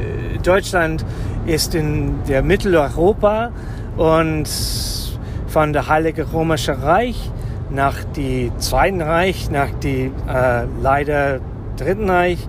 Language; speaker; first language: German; non-native, learner; English